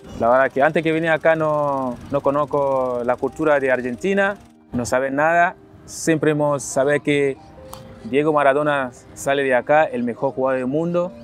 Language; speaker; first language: Spanish; non-native, fluent; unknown